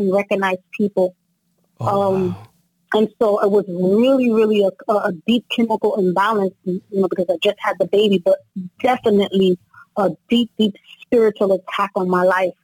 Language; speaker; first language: English; native; English